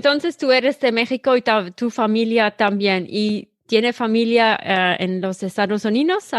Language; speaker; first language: Spanish; non-native, learner; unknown